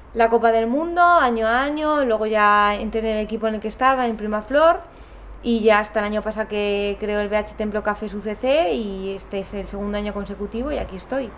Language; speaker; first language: Spanish; native; Spanish